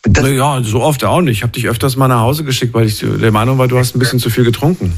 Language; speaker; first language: German; native; German